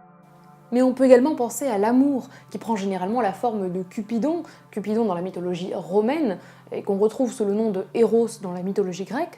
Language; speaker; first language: French; native; French